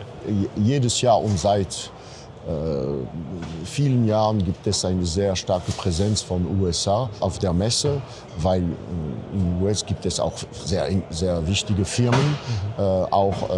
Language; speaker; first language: German; non-native, fluent; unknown